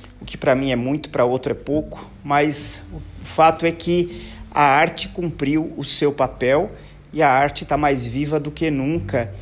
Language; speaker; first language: Portuguese; native; Portuguese